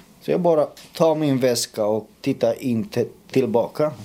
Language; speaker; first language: Swedish; non-native, fluent; Romanian